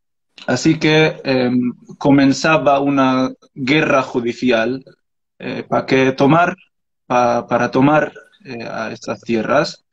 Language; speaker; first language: Spanish; non-native, learner; Arabic